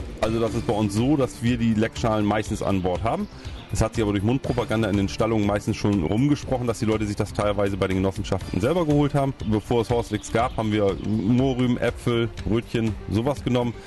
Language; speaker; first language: German; native; German